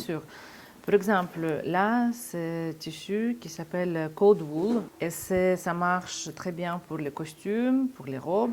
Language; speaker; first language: French; non-native, fluent; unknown